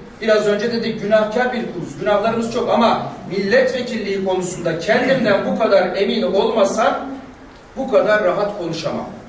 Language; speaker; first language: Turkish; non-native, local second language; Kurdish